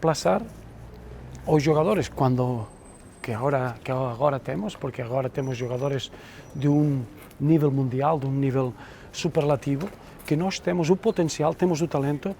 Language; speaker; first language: Portuguese; non-native, fluent; Spanish